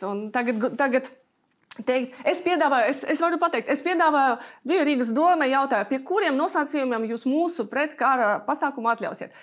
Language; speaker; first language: Latvian; non-native, local second language; Russian